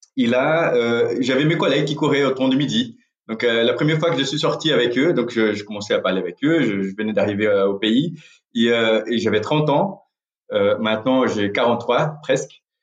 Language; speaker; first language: French; non-native, fluent; Portuguese